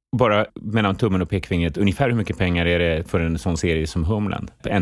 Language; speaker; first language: Swedish; native; Swedish